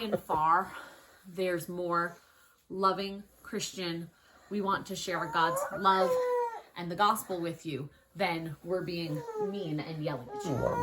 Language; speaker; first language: English; native; English